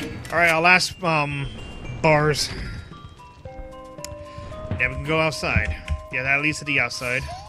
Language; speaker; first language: English; native; English